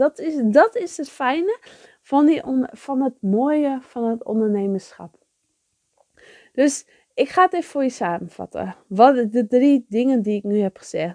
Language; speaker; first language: Dutch; native; Dutch